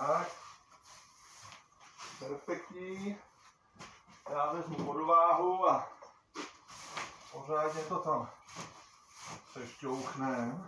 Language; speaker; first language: Czech; native; Czech